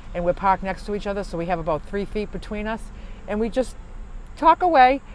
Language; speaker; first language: English; native; English